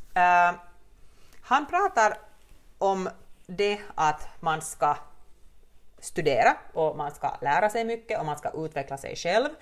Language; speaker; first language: Swedish; native; Swedish